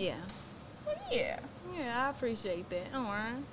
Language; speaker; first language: English; native; English